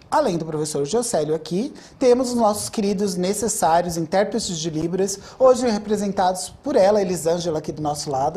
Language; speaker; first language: Portuguese; native; Portuguese